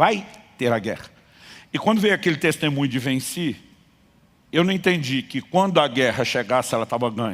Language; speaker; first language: Portuguese; native; Portuguese